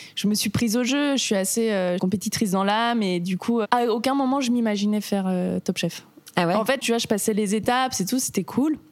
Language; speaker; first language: French; native; French